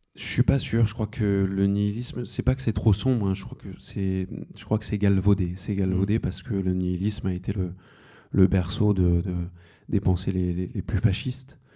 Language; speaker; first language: French; native; French